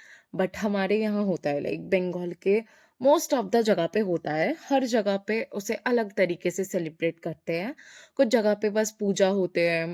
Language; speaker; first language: Hindi; non-native, local second language; Bangla